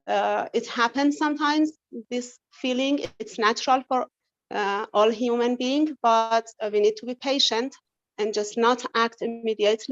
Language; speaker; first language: English; non-native, learner; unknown